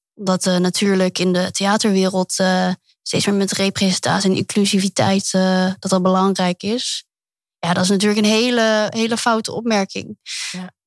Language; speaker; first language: Dutch; early bilingual, other home language; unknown